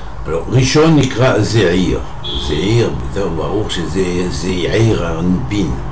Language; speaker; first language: Hebrew; non-native, fluent; French